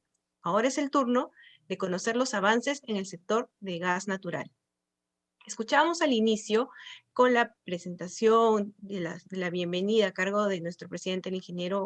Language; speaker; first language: Spanish; native; Spanish